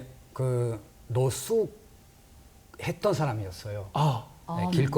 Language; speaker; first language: Korean; non-native, fluent; Russian